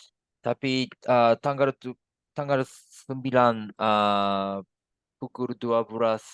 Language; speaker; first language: Indonesian; non-native, learner; Japanese